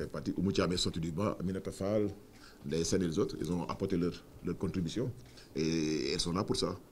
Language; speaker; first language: French; non-native, local second language; Wolof